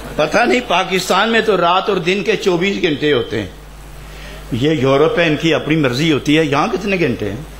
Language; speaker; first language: Urdu; non-native, local second language; Punjabi